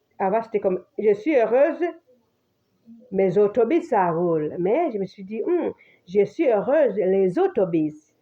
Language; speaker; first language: French; non-native, fluent; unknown